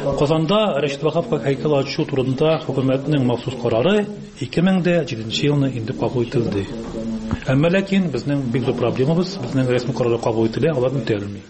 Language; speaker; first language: Tatar; native; Tatar